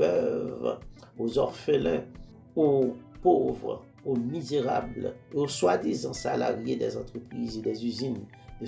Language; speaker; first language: French; non-native, local second language; Haitian Creole